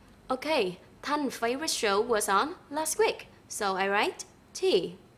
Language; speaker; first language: English; non-native, fluent; Vietnamese